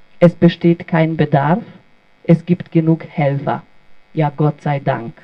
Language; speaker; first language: German; non-native, fluent; Bosnian